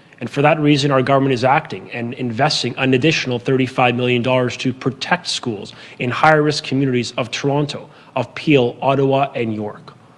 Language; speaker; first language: English; native; English